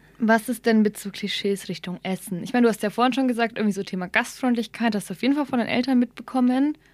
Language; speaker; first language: German; early bilingual, other home language; Somali